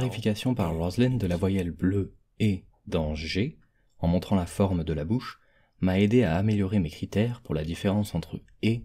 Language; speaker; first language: French; non-native, learner; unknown